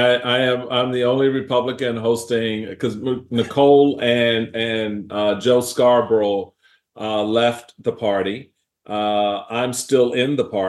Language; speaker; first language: English; native; English